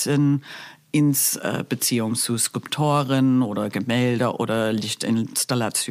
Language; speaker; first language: German; non-native, fluent; English